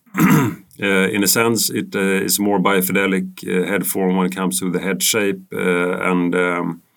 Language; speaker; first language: English; non-native, fluent; Swedish